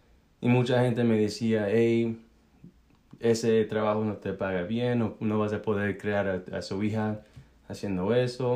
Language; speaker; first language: Spanish; early bilingual, heritage; Spanish